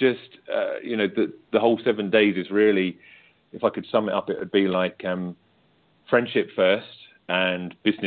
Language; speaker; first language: English; native; English